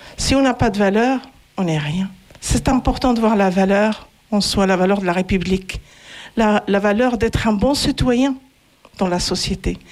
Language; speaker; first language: French; non-native, local second language; Arabic